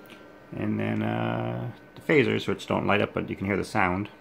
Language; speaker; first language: English; native; English